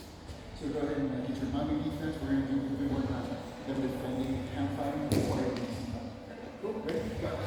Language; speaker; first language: English; native; English